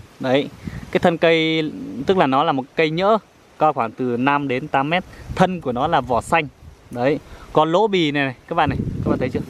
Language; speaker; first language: Vietnamese; non-native, local second language; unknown